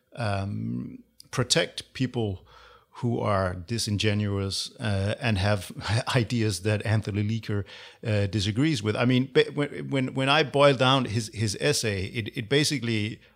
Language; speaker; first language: English; non-native, fluent; Danish